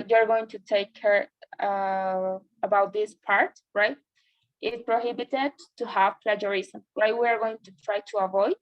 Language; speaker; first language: English; non-native, fluent; Spanish